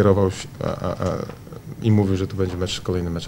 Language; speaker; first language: Polish; native; Polish